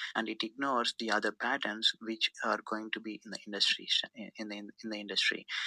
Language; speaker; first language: English; non-native, local second language; Telugu